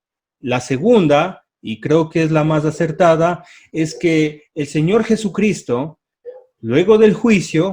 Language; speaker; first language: Spanish; native; Spanish